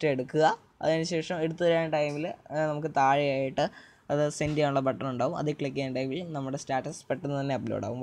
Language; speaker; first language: Malayalam; native; Malayalam